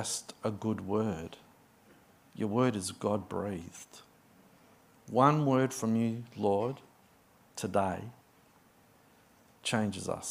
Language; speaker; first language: English; native; English